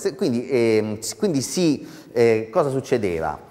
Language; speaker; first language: Italian; native; Italian